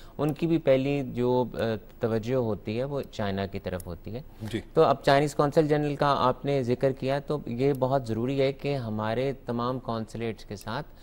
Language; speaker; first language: Urdu; native; Urdu